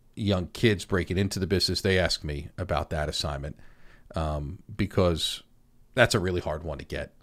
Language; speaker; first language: English; native; English